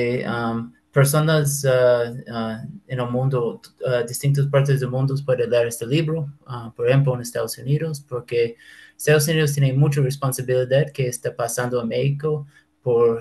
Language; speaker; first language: Spanish; non-native, fluent; English